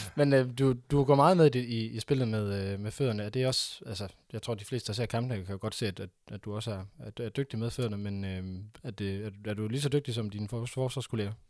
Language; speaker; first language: Danish; native; Danish